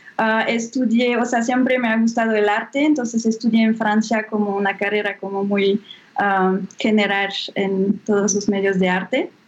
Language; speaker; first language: Spanish; non-native, fluent; French